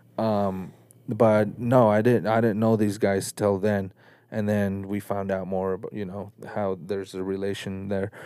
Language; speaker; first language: English; early bilingual, other home language; Spanish